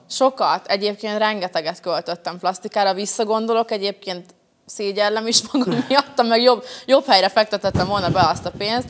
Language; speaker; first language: Hungarian; early bilingual, other home language; Serbian